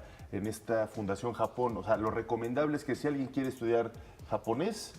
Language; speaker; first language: Spanish; native; Spanish